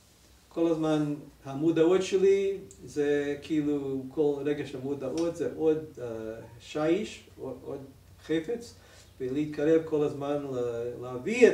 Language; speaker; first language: Hebrew; non-native, fluent; English